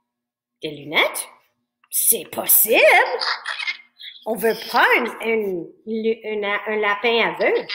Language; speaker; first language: French; non-native, fluent; English